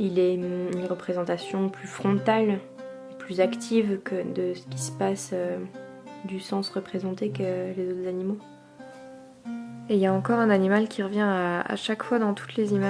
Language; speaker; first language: French; native; French